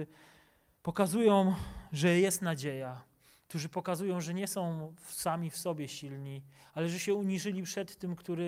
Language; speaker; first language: Polish; native; Polish